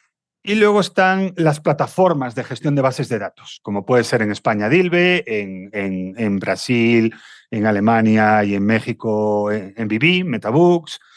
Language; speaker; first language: Spanish; native; Spanish